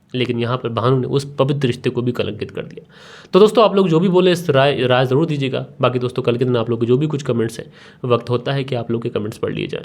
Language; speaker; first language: Hindi; native; Hindi